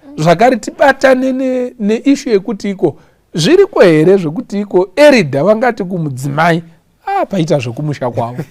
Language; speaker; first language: Shona; native; Shona